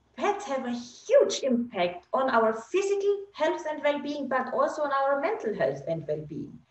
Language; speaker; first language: English; non-native, fluent; German